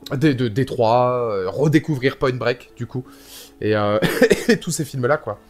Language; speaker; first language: French; native; French